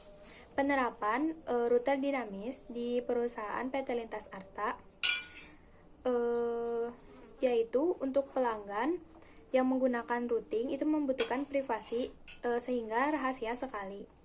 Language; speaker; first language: Indonesian; native; Indonesian